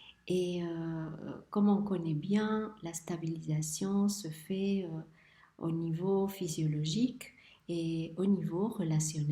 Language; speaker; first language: French; non-native, fluent; Spanish